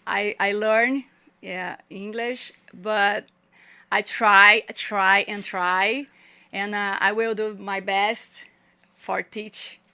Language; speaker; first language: English; non-native, learner; Portuguese